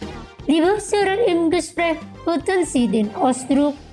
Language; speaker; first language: German; non-native, fluent; Indonesian